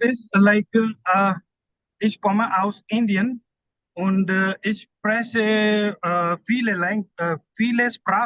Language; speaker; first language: German; non-native, learner; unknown